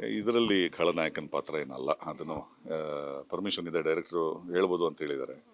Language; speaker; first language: Kannada; native; Kannada